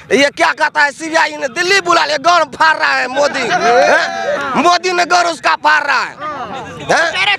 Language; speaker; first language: Hindi; native; Hindi